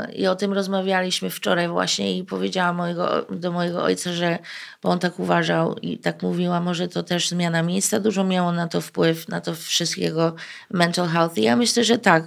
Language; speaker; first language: Polish; early bilingual, heritage; Polish